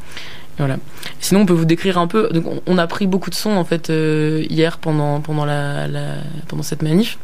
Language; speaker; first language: French; native; French